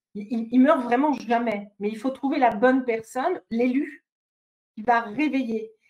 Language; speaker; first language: French; native; French